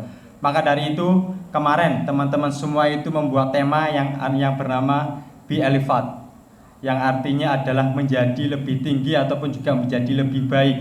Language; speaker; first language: Indonesian; native; Indonesian